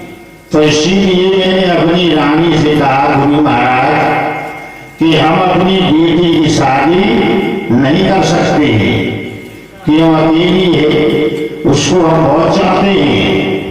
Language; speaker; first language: Hindi; native; Hindi